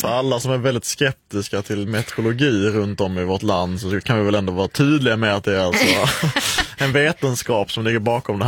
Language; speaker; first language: Swedish; native; Swedish